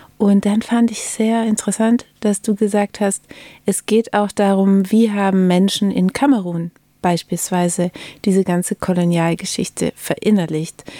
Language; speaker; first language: German; native; German